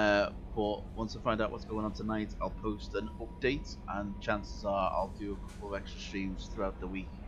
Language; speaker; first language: English; native; English